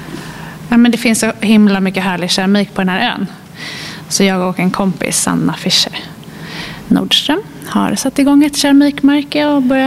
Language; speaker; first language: Swedish; native; Swedish